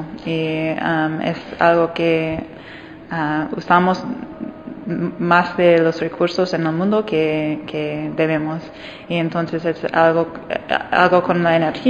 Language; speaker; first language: Spanish; non-native, fluent; English